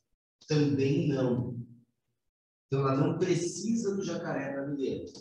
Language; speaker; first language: Portuguese; native; Portuguese